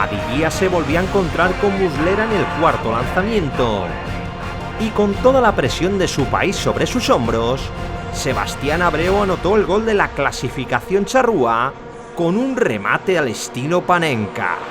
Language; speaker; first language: Spanish; native; Spanish